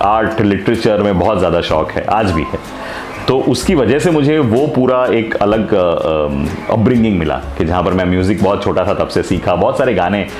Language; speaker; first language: Hindi; non-native, local second language; Gujarati